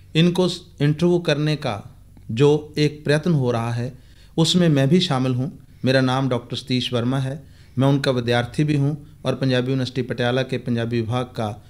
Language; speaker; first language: Hindi; non-native, local second language; Punjabi